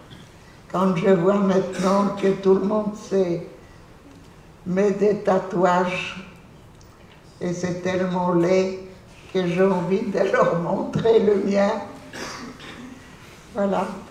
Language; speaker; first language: French; non-native, fluent; Polish